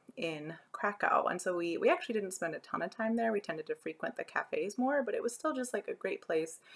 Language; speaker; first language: English; native; English